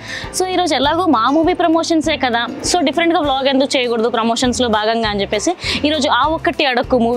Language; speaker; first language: Telugu; native; Telugu